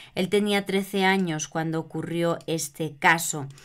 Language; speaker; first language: Spanish; native; Spanish